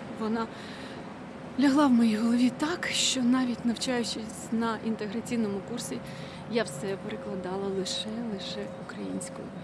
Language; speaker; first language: Ukrainian; non-native, local second language; Russian